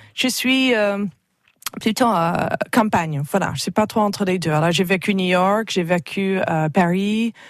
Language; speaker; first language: French; non-native, fluent; English